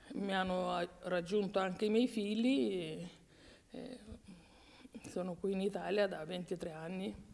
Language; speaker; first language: Italian; non-native, fluent; Romanian